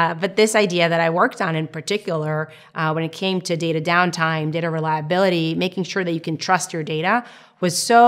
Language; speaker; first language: English; non-native, fluent; Hebrew